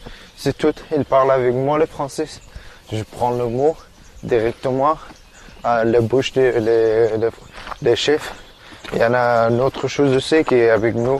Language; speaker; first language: French; non-native, learner; Persian